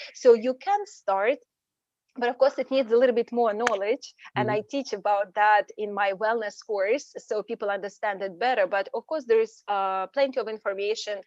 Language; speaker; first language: English; non-native, fluent; Ukrainian